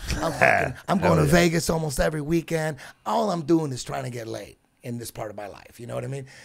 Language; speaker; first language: English; native; English